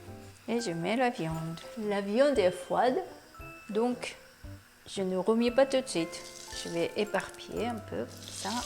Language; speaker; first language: French; non-native, fluent; Japanese